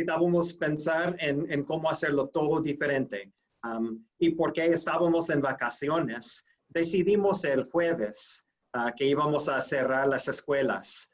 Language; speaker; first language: Spanish; non-native, fluent; English